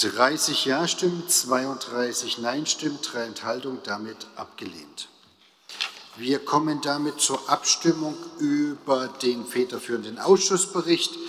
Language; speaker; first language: German; native; German